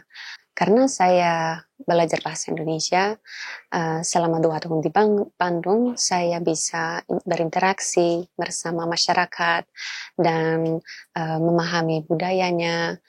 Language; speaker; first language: Indonesian; non-native, fluent; Polish